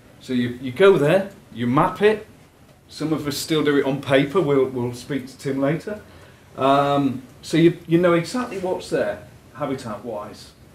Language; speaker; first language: English; native; English